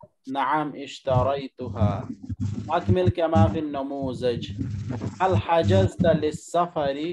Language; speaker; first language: Arabic; non-native, fluent; Urdu